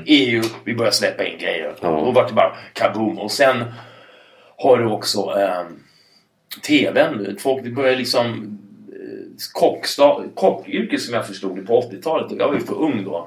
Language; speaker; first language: Swedish; early bilingual, other home language; English